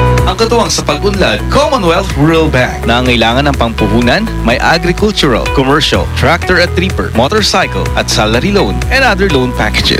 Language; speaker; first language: Filipino; native; Filipino